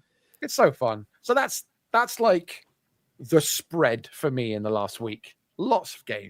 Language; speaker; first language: English; native; English